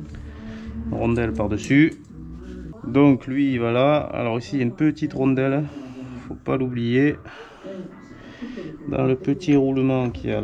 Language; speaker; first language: French; native; French